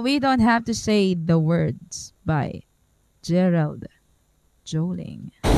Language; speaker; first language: English; non-native, local second language; Filipino